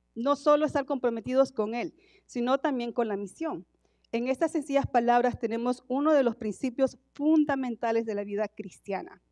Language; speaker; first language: Spanish; native; Spanish